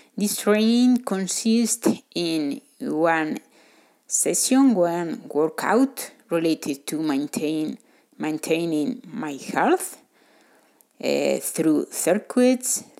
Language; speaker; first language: English; non-native, fluent; Spanish